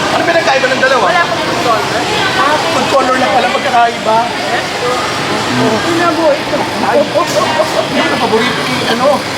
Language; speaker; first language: Filipino; native; Filipino